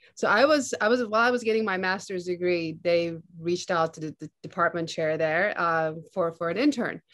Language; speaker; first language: English; non-native, fluent; Turkish